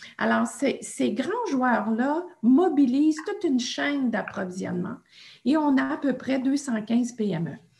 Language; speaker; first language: French; native; French